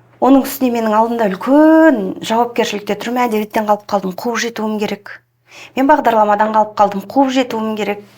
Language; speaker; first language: Kazakh; native; Kazakh